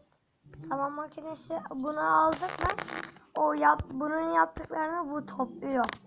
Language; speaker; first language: Turkish; native; Turkish